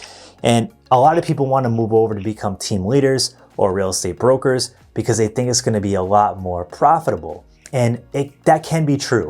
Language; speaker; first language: English; native; English